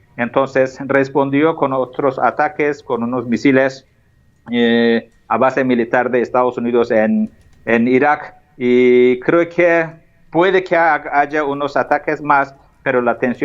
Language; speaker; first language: Spanish; non-native, fluent; Turkish